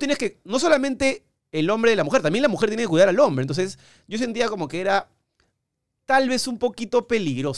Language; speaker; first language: Spanish; native; Spanish